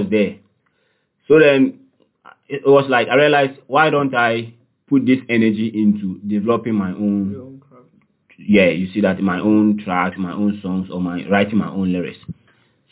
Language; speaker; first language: English; non-native, local second language; Akan